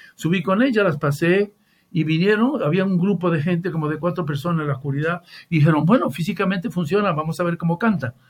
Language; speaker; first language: Spanish; native; Spanish